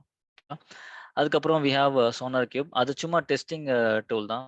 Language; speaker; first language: Tamil; native; Tamil